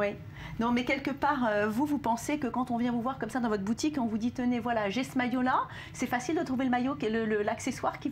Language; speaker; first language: French; native; French